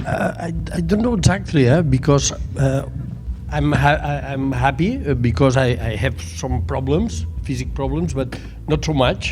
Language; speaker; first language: English; non-native, learner; Catalan